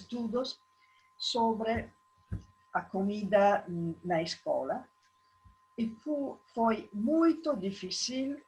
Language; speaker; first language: Portuguese; non-native, learner; Italian